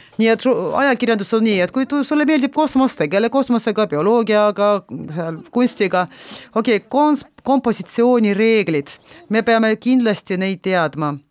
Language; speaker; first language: Estonian; non-native, local second language; Russian